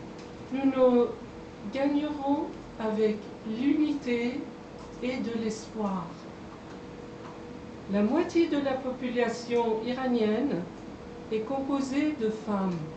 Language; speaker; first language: French; non-native, fluent; Persian